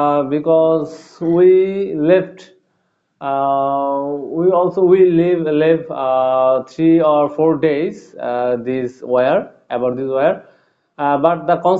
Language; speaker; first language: English; non-native, learner; Bangla